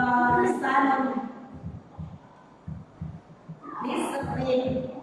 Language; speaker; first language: English; non-native, learner; Vietnamese